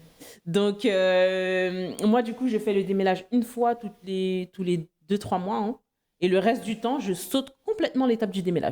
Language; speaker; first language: French; non-native, local second language; Haitian Creole